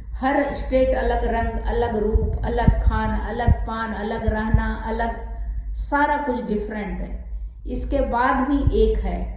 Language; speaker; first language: Hindi; native; Hindi